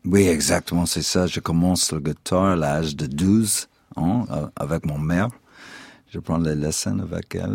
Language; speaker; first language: French; non-native, fluent; English